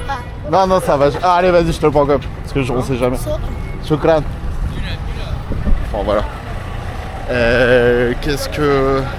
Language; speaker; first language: French; native; French